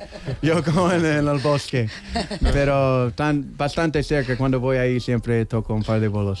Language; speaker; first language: Spanish; non-native, learner; English